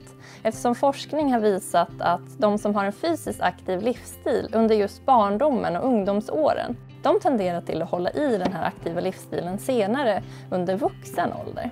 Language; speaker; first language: Swedish; native; Swedish